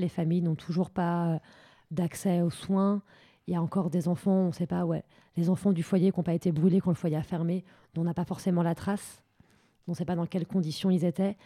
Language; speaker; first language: French; native; French